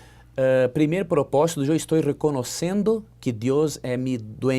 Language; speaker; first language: Spanish; non-native, fluent; Portuguese